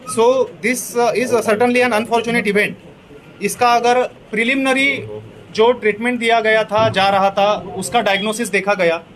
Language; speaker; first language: Hindi; non-native, local second language; Marathi